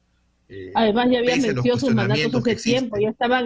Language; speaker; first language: Spanish; native; Spanish